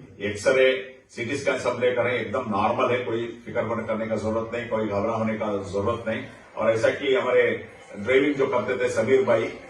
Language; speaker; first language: Urdu; native; Urdu